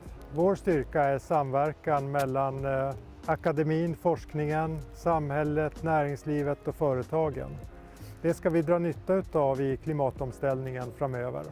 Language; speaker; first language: Swedish; native; Swedish